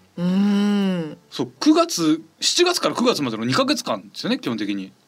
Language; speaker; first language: Japanese; native; Japanese